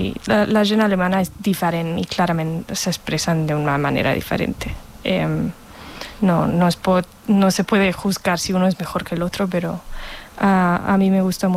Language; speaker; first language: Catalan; non-native, fluent; German